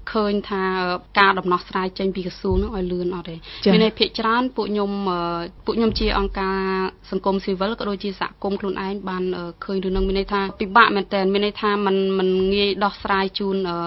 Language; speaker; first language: Khmer; non-native, local second language; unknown